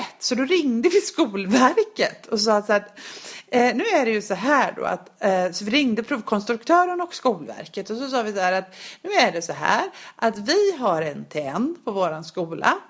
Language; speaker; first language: Swedish; native; Swedish